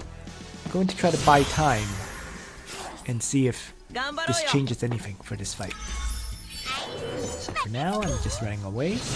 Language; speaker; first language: English; native; English